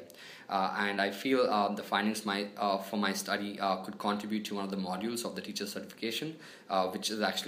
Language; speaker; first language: English; non-native, local second language; Telugu